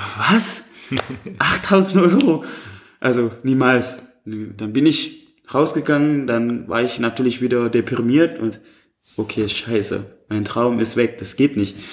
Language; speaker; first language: German; non-native, fluent; Indonesian